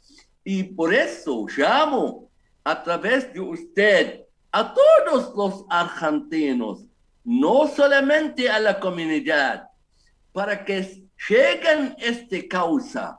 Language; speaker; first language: Spanish; non-native, fluent; Arabic